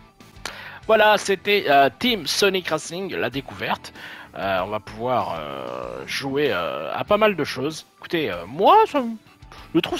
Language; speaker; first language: French; native; French